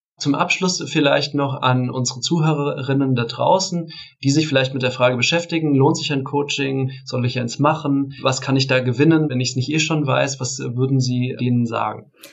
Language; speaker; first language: German; native; German